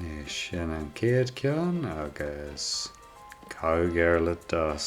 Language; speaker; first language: Irish; non-native, local second language; English